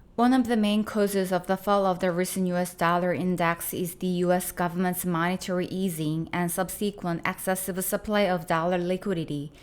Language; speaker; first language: English; non-native, fluent; Korean